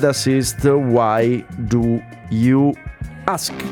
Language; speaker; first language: German; non-native, learner; Italian